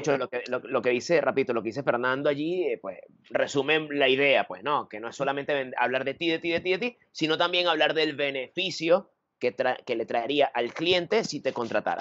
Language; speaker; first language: Spanish; native; Spanish